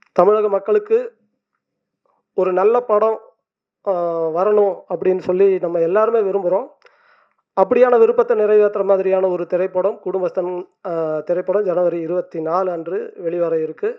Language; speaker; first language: Tamil; native; Tamil